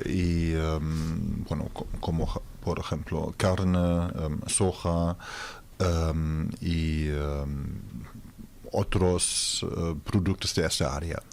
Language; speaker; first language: Spanish; non-native, fluent; German